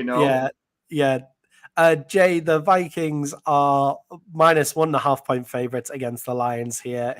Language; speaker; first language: English; native; English